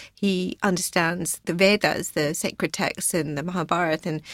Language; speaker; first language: English; native; English